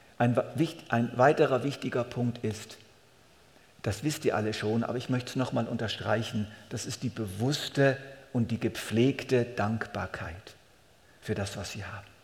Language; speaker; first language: German; native; German